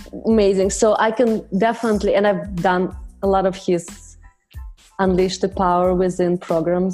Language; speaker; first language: English; non-native, fluent; Russian